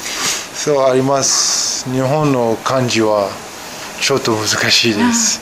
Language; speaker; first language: Japanese; non-native, learner; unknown